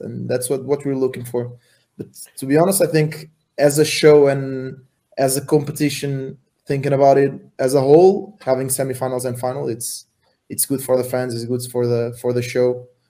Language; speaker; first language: English; non-native, fluent; Portuguese